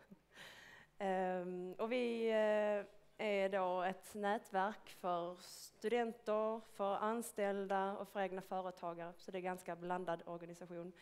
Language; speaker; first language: Swedish; native; Swedish